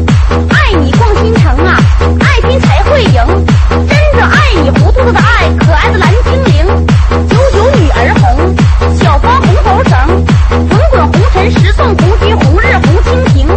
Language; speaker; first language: Chinese; native; Chinese